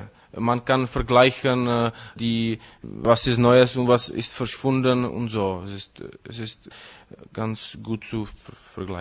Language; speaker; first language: German; non-native, learner; Czech